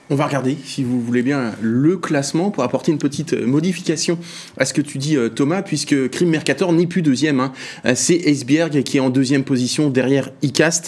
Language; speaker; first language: French; native; French